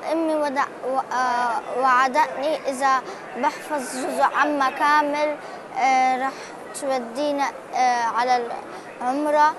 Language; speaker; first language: Arabic; early bilingual, heritage; Arabic